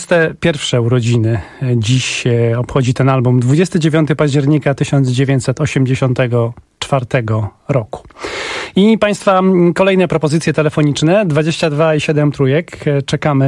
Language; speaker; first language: Polish; native; Polish